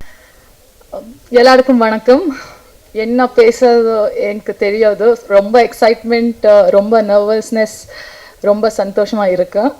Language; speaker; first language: Tamil; non-native, learner; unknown